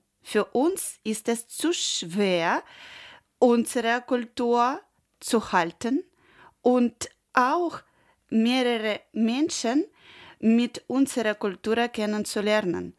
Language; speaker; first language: German; non-native, learner; Ukrainian